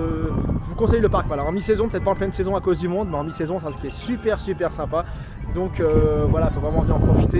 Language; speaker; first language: French; native; French